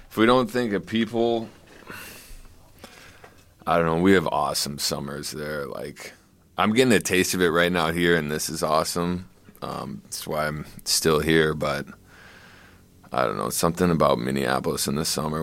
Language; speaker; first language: English; native; English